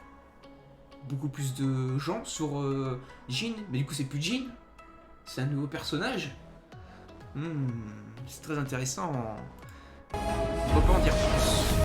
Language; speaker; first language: French; native; French